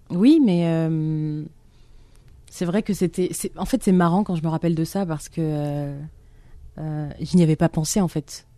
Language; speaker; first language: French; non-native, local second language; Arabic